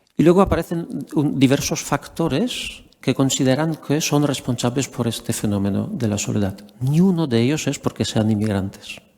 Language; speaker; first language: Spanish; non-native, fluent; Polish